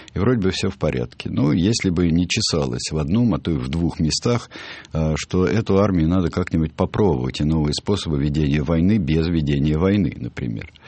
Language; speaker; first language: Russian; native; Russian